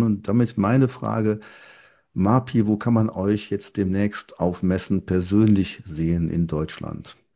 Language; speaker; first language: German; native; German